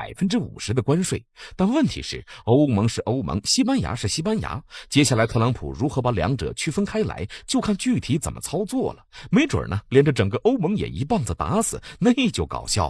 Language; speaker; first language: Chinese; native; Chinese